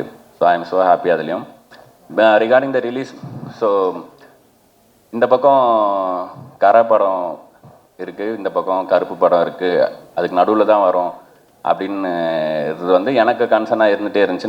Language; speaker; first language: Tamil; native; Tamil